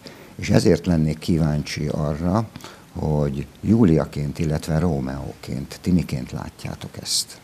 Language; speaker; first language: Hungarian; native; Hungarian